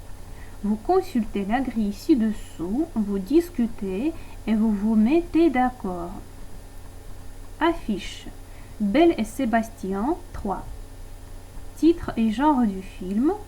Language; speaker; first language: French; non-native, fluent; Russian